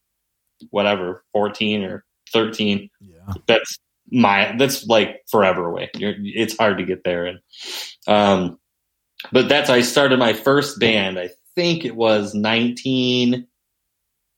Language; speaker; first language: English; native; English